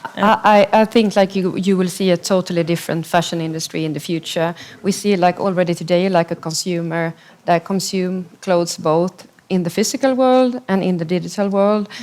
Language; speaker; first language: English; non-native, fluent; Swedish